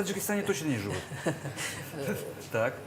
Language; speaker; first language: Russian; native; Russian